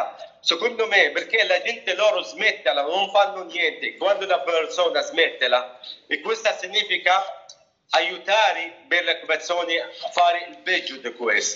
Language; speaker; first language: Italian; non-native, learner; Arabic